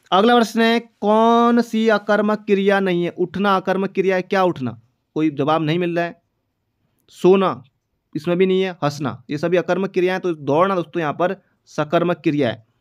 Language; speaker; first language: Hindi; native; Hindi